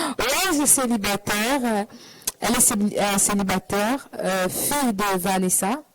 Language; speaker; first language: French; non-native, local second language; Lingala